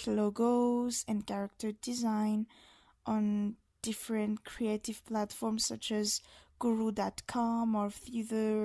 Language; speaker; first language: English; non-native, fluent; Malagasy